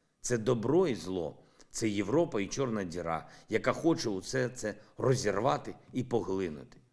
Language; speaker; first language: Ukrainian; non-native, local second language; Russian